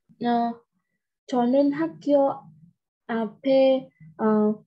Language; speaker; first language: Korean; non-native, learner; Vietnamese